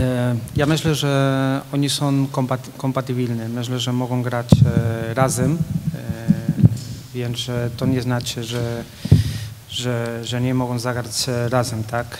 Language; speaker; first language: Polish; non-native, fluent; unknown